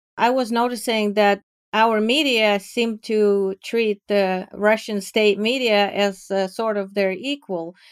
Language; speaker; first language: English; non-native, fluent; Ukrainian